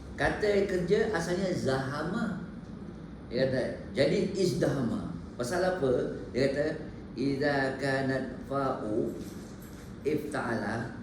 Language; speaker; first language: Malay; native; Malay